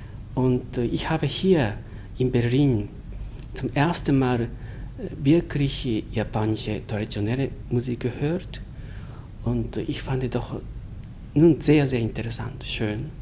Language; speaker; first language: German; non-native, learner; Japanese